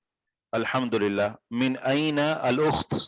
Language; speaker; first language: Arabic; non-native, fluent; Urdu